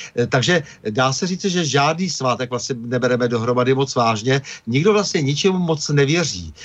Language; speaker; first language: Czech; native; Czech